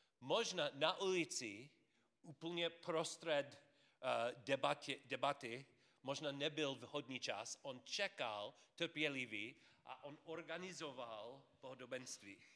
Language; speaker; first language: Czech; non-native, fluent; English